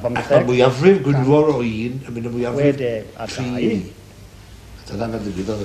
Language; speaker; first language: Welsh; native; Welsh